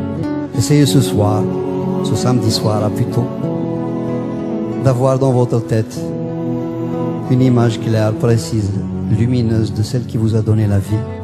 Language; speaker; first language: French; non-native, local second language; Kabyle